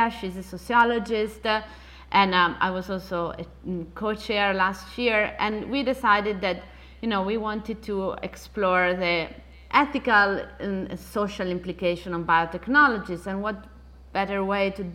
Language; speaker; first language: English; non-native, fluent; Italian